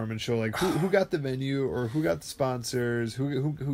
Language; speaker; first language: English; native; English